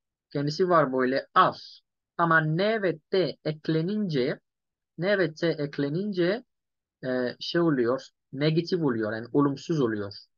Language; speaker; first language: Turkish; non-native, fluent; Yoruba